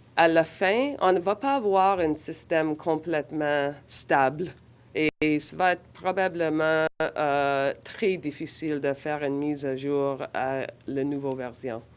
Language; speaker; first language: French; non-native, local second language; English